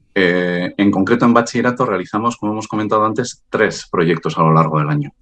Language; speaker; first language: Spanish; non-native, local second language; Basque